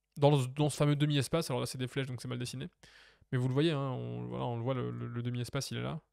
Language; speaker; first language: French; native; French